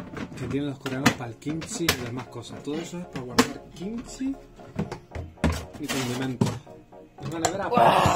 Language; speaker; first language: Spanish; native; Spanish